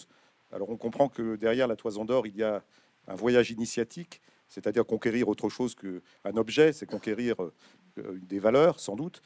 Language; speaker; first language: French; native; French